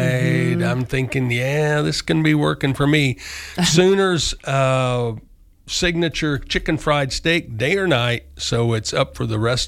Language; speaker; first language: English; native; English